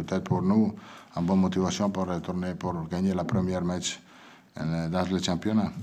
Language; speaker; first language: French; non-native, learner; Italian